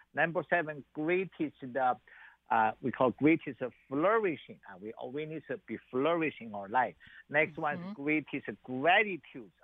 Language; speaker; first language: English; non-native, learner; Chinese